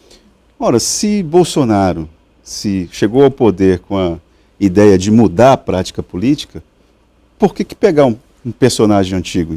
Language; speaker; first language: Portuguese; native; Portuguese